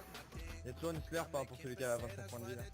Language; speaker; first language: French; native; French